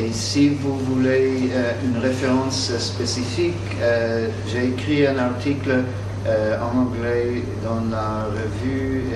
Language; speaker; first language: French; non-native, fluent; English